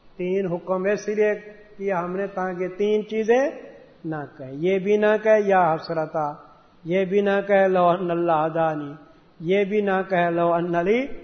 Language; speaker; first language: Urdu; non-native, local second language; Saraiki